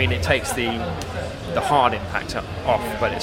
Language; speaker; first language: English; native; English